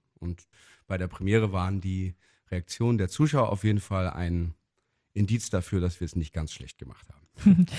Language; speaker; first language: German; native; German